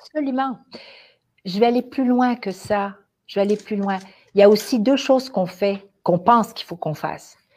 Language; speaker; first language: French; non-native, local second language; Arabic